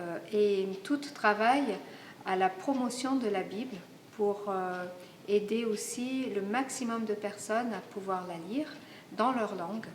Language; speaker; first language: French; native; French